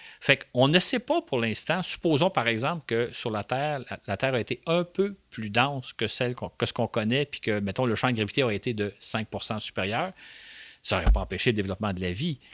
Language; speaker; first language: French; native; French